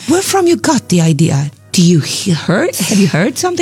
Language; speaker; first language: English; non-native, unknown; Romanian